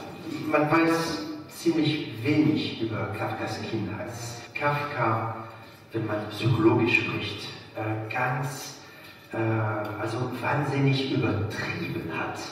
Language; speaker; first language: German; non-native, fluent; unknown